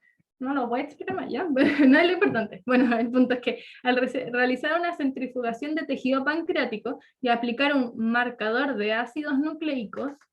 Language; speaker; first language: Spanish; native; Spanish